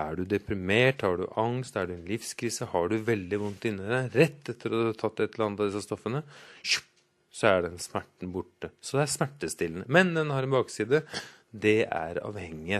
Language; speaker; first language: Norwegian; native; Norwegian